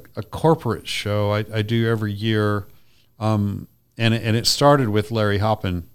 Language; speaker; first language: English; native; English